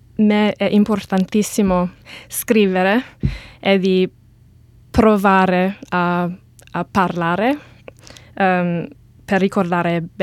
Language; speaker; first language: Italian; non-native, learner; English